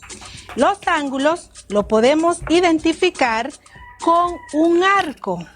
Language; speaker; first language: Spanish; native; Spanish